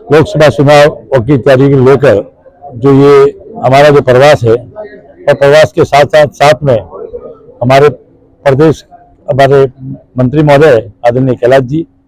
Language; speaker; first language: Hindi; native; Hindi